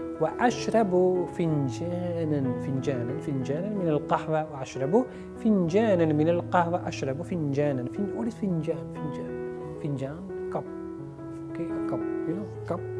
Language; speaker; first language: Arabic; non-native, fluent; Urdu